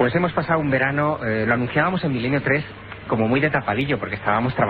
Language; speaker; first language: Spanish; native; Spanish